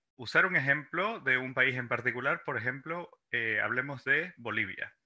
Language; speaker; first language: Spanish; native; Spanish